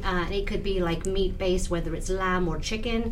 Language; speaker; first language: English; non-native, local second language; Punjabi